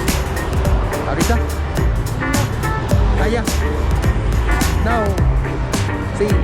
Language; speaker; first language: Spanish; non-native, learner; English